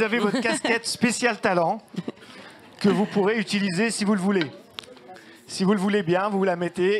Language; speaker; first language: French; native; French